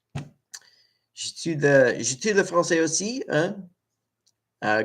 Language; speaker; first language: French; non-native, learner; English